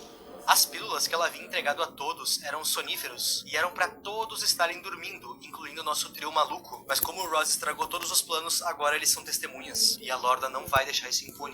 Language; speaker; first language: Portuguese; native; Portuguese